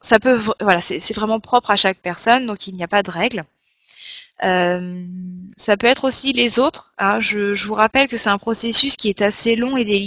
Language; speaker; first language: French; native; French